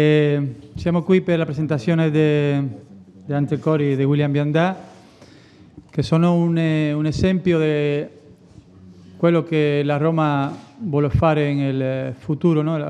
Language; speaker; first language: Italian; non-native, fluent; Spanish